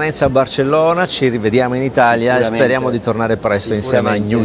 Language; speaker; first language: Italian; native; Italian